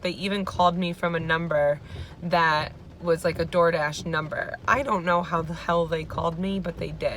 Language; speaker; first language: English; native; English